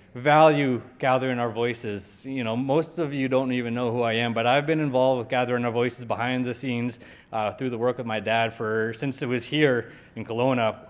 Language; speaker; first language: English; native; English